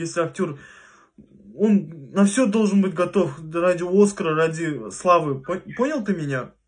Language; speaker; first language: Russian; non-native, local second language; Kazakh